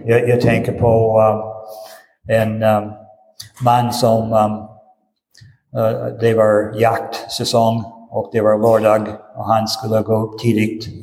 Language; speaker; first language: Swedish; non-native, fluent; English